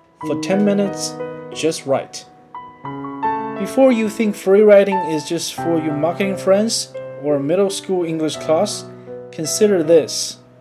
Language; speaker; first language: English; non-native, fluent; Chinese